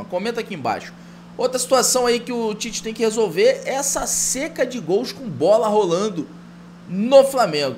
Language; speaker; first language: Portuguese; native; Portuguese